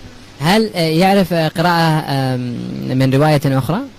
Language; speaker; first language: Arabic; native; Arabic